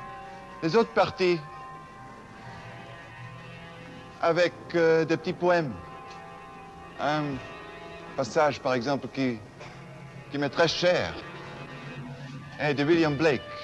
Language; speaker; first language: French; non-native, fluent; German